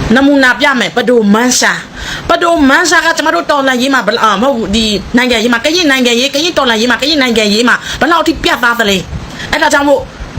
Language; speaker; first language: Burmese; non-native, local second language; S'gaw Karen